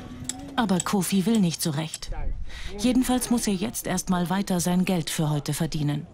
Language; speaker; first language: German; native; German